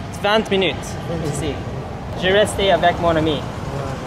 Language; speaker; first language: French; non-native, learner; English